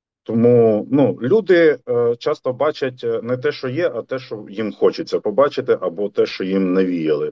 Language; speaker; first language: Ukrainian; native; Ukrainian